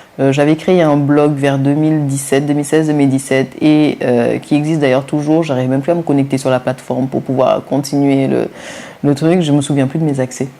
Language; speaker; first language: French; non-native, local second language; Wolof